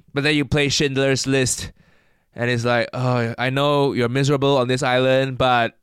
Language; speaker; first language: English; non-native, local second language; Cantonese